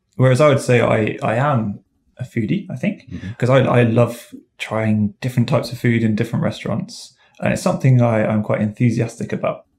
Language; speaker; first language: English; native; English